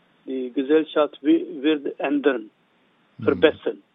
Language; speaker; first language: German; non-native, learner; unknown